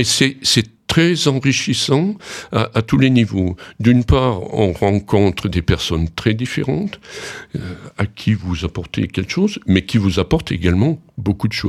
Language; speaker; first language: French; native; French